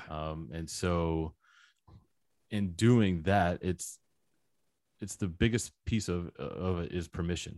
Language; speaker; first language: English; native; English